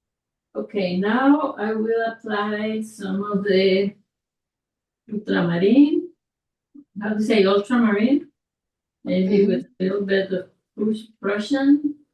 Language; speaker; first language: English; non-native, fluent; Spanish